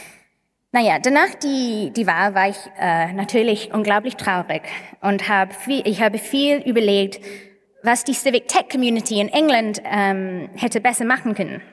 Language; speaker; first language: German; non-native, fluent; English